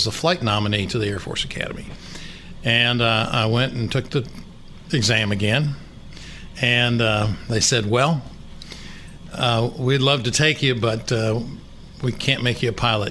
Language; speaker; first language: English; native; English